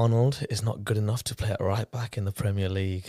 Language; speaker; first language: English; native; English